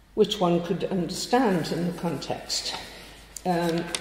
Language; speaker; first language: English; native; English